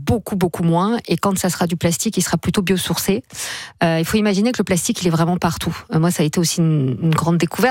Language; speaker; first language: French; native; French